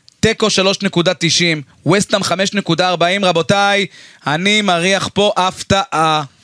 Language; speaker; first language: Hebrew; native; Hebrew